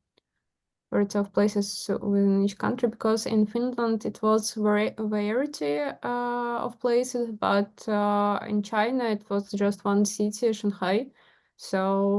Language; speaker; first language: English; non-native, learner; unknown